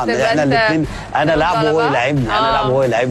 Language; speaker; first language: Arabic; native; Arabic